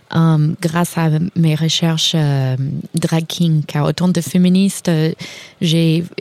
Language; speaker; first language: French; non-native, fluent; English